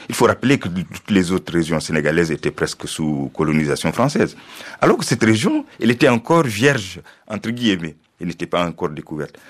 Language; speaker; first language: French; non-native, local second language; Fula